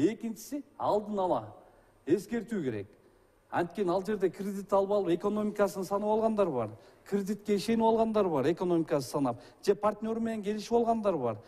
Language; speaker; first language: Kyrgyz; native; Kyrgyz